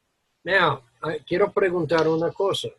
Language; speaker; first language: Spanish; non-native, learner; English